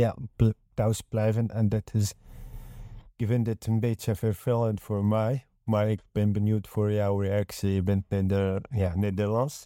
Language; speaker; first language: Dutch; non-native, learner; Arabic